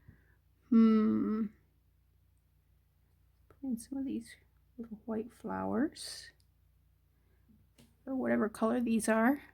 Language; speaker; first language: English; native; English